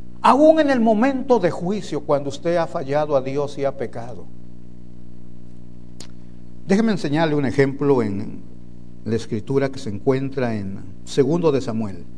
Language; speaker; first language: Spanish; native; Spanish